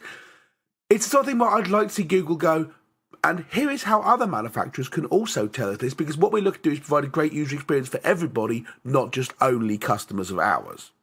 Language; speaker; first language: English; native; English